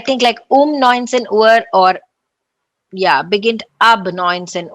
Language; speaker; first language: German; non-native, learner; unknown